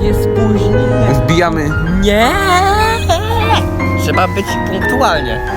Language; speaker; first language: Polish; native; Polish